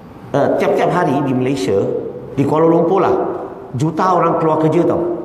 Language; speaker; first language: Malay; native; Malay